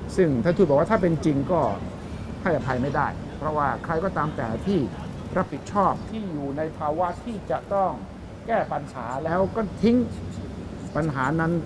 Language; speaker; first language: Thai; native; Thai